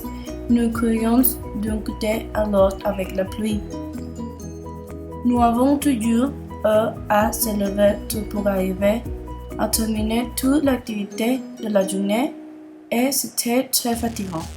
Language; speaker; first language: French; non-native, learner; Spanish